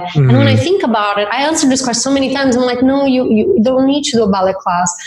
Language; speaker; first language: English; non-native, fluent; Portuguese